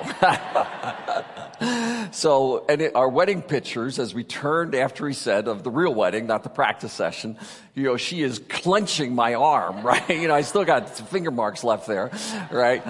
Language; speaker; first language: English; native; English